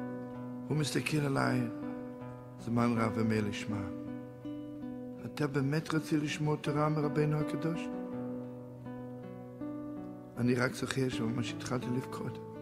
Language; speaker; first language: Hebrew; non-native, fluent; Yiddish